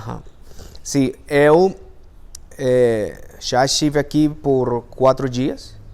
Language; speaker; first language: Portuguese; non-native, fluent; Spanish